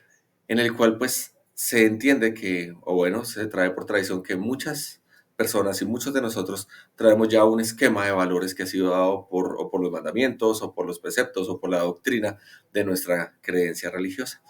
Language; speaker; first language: Spanish; native; Spanish